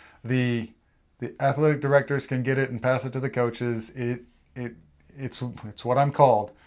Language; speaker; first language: English; native; English